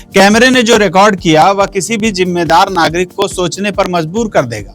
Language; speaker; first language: Hindi; native; Hindi